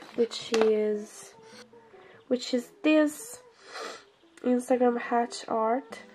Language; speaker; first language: English; non-native, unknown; Italian